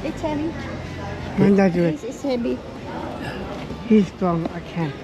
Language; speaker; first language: English; non-native, learner; Filipino